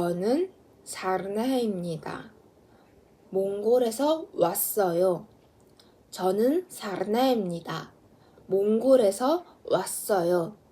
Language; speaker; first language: Korean; non-native, learner; Mongolian